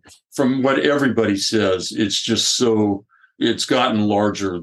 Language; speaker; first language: English; native; English